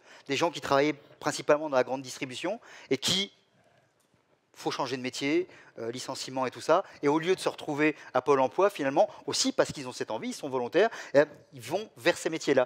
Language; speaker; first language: French; native; French